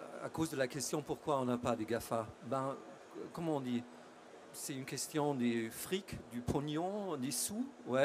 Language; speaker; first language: French; non-native, fluent; German